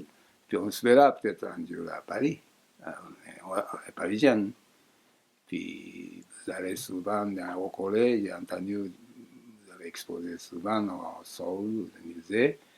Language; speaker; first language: French; non-native, fluent; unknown